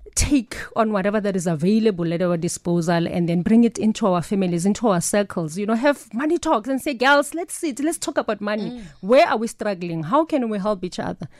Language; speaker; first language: English; non-native, local second language; Northern Sotho